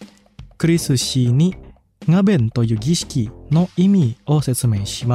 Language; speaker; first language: Japanese; non-native, fluent; Indonesian